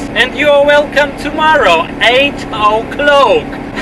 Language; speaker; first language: English; non-native, learner; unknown